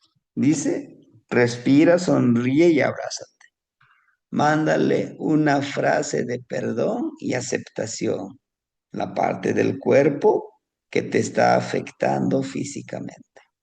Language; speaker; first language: Spanish; native; Spanish